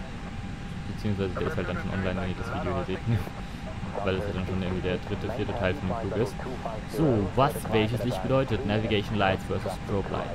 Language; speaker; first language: German; native; German